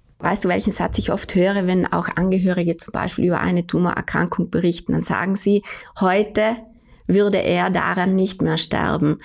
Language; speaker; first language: German; native; German